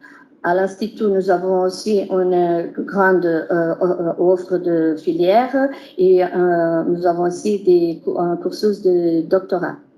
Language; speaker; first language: French; non-native, fluent; Portuguese